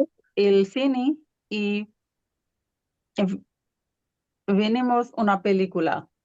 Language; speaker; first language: Spanish; non-native, learner; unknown